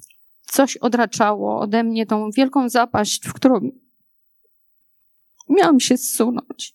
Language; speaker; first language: Polish; native; Polish